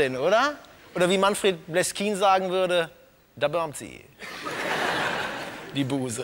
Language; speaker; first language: German; native; German